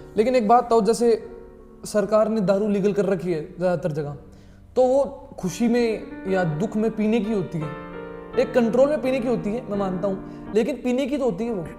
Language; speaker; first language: Hindi; native; Hindi